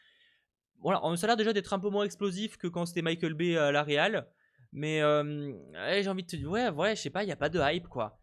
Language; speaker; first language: French; native; French